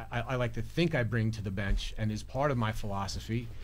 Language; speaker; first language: English; native; English